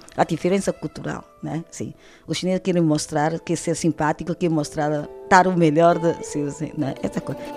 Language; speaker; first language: Portuguese; non-native, fluent; Chinese